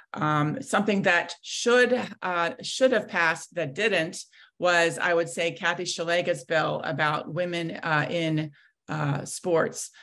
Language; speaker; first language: English; native; English